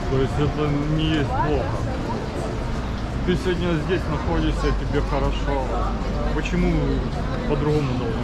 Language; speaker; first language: Russian; native; Russian